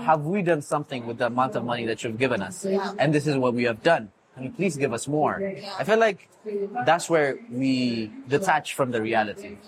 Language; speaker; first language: English; non-native, fluent; Amharic